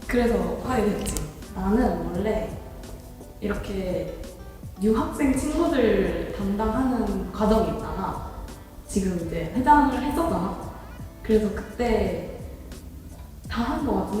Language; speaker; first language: Korean; native; Korean